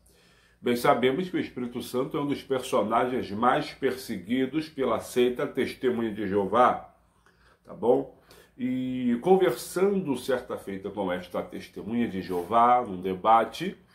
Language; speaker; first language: Portuguese; native; Portuguese